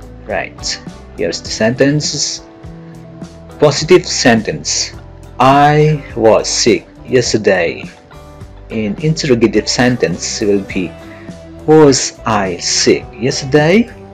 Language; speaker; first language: English; non-native, fluent; Indonesian